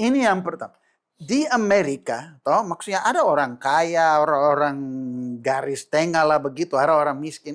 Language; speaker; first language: Indonesian; non-native, fluent; English